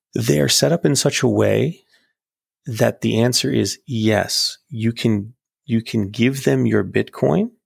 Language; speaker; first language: English; native; English